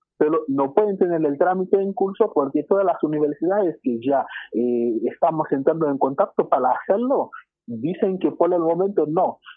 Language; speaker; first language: Spanish; non-native, fluent; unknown